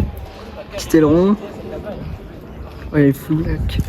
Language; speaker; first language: French; native; French